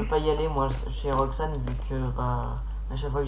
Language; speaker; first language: French; native; French